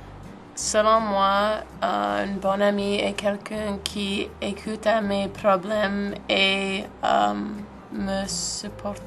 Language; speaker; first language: French; non-native, learner; English